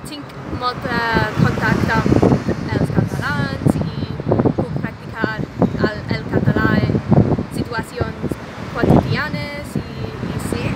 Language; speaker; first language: Catalan; non-native, fluent; English